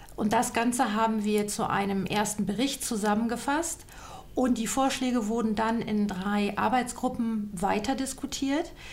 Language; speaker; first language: German; native; German